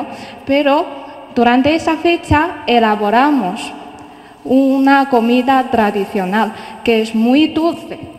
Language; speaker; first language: Spanish; non-native, fluent; Chinese